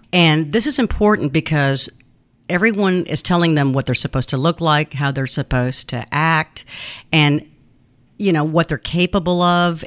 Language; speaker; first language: English; early bilingual, other home language; Spanish